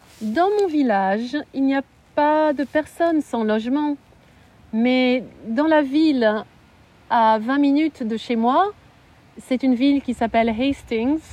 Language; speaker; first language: French; non-native, learner; English